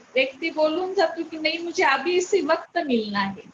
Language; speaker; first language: Hindi; non-native, local second language; Marathi